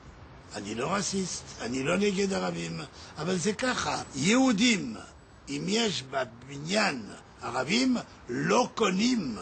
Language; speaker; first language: Hebrew; non-native, learner; French